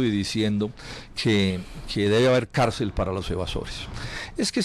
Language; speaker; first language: Spanish; native; Spanish